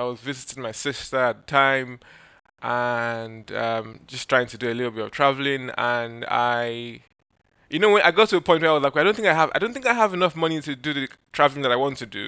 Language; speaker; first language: English; non-native, local second language; Yoruba